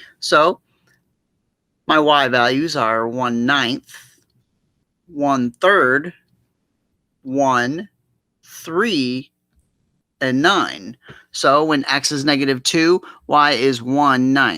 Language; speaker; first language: English; native; English